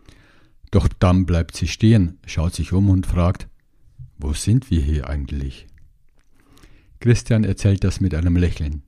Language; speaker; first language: German; native; German